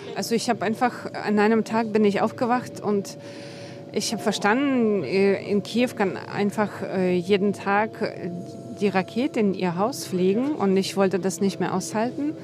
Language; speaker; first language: German; non-native, fluent; Russian